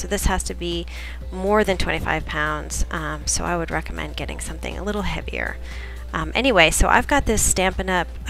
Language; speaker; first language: English; native; English